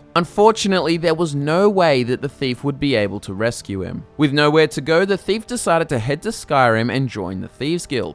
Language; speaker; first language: English; native; English